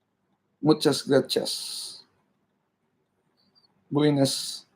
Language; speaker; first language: Spanish; non-native, learner; Cebuano